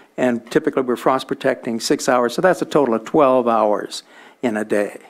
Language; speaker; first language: English; native; English